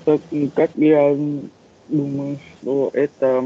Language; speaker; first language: Russian; non-native, learner; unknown